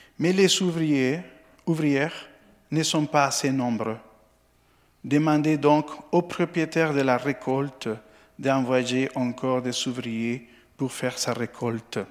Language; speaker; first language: French; non-native, fluent; Spanish